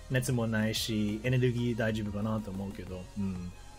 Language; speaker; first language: Japanese; non-native, fluent; English